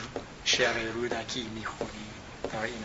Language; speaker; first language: Persian; non-native, learner; English